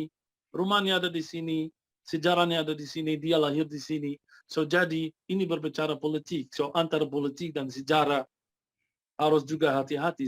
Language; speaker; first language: Indonesian; non-native, fluent; Arabic